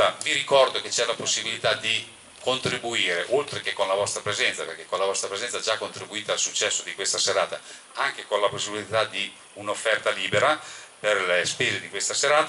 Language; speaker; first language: Italian; native; Italian